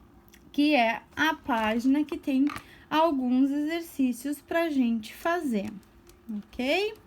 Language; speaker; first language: Portuguese; native; Portuguese